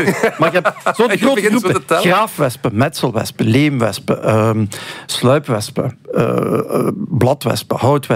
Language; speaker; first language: Dutch; native; Dutch